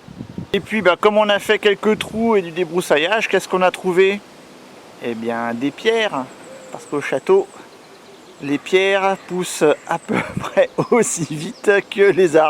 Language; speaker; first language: French; native; French